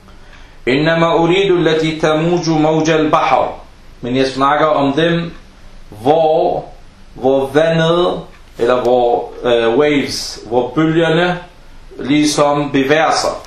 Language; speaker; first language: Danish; early bilingual, other home language; Arabic